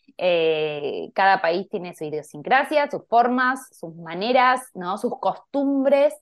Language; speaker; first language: Spanish; native; Spanish